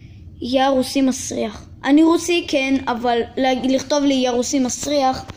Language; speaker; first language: Hebrew; native; Hebrew